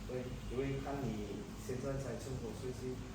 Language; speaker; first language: Chinese; non-native, learner; Indonesian